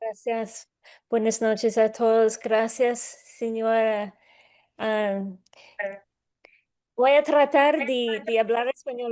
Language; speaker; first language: Spanish; non-native, learner; English